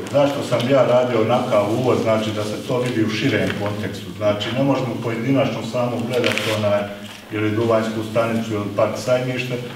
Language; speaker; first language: Bosnian; native; Bosnian